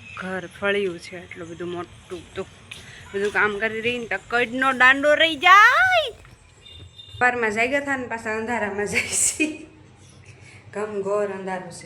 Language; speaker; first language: Gujarati; native; Gujarati